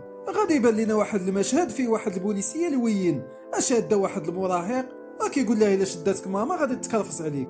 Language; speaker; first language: Arabic; native; Arabic